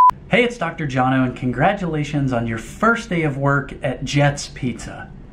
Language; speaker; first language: English; native; English